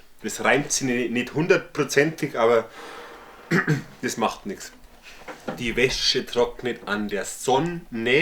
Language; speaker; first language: German; native; German